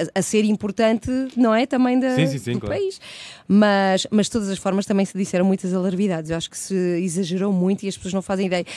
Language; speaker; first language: Portuguese; early bilingual, other home language; Spanish